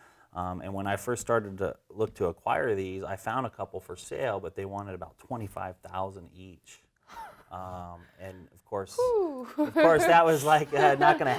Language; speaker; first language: English; native; English